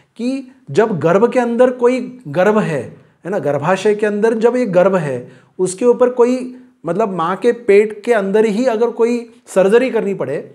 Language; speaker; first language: Hindi; non-native, local second language; Marathi